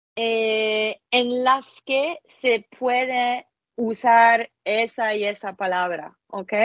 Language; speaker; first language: Spanish; non-native, fluent; Polish